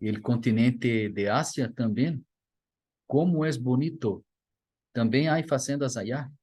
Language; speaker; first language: Spanish; non-native, fluent; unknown